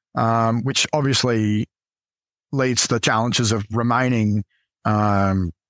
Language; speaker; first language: English; native; English